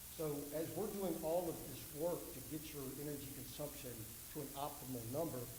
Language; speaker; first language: English; native; English